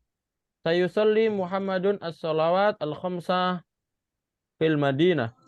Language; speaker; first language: Arabic; non-native, fluent; Indonesian